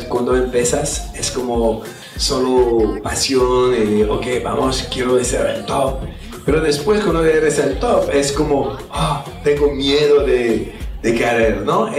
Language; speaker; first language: Spanish; non-native, fluent; French